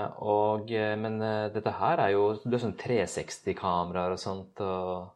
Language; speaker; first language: Norwegian; early bilingual, other home language; Urdu